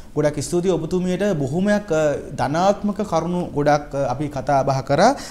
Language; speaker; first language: Sinhala; native; Sinhala